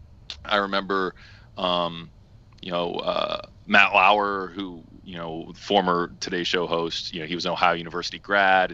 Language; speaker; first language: English; native; English